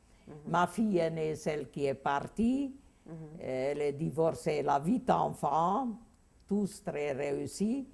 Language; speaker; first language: French; non-native, fluent; Hungarian